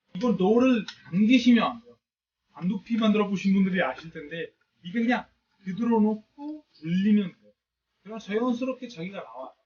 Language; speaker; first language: Korean; non-native, fluent; Italian